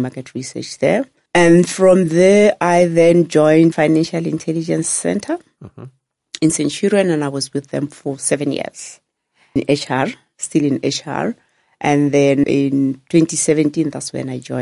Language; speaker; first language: English; non-native, local second language; Northern Sotho